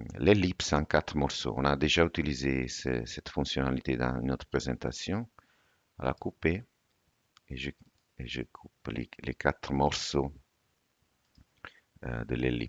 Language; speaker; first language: French; non-native, fluent; Italian